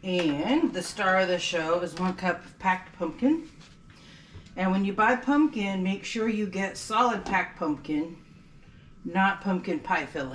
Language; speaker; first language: English; native; English